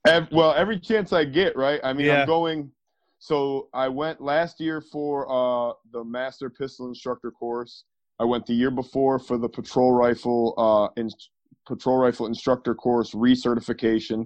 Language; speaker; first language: English; native; English